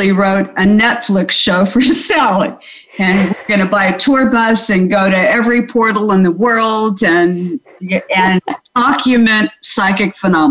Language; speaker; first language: English; native; English